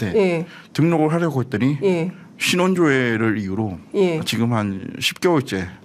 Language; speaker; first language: Korean; native; Korean